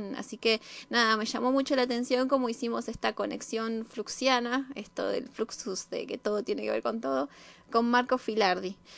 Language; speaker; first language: Spanish; native; Spanish